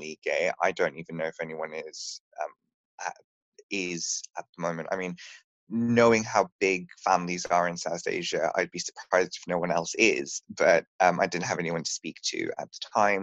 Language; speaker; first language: English; non-native, local second language; Bangla